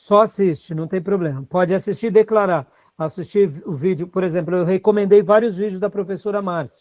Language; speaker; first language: Portuguese; native; Portuguese